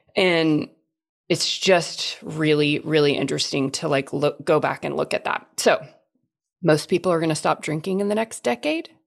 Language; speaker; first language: English; native; English